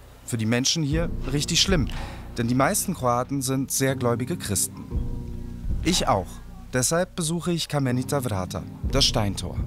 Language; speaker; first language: German; native; German